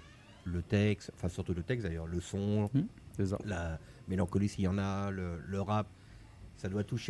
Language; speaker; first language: French; native; French